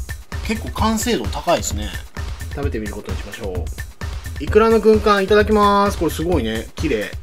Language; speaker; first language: Japanese; native; Japanese